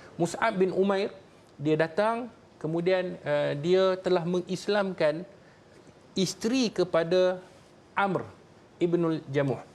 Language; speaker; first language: Malay; native; Malay